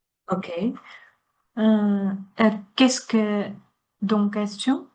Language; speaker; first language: French; non-native, learner; Chinese